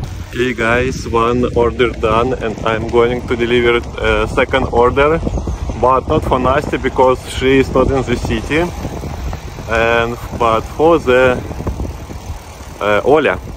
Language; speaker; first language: English; non-native, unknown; Russian